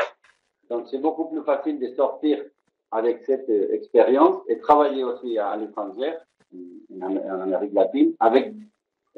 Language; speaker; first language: French; non-native, fluent; Spanish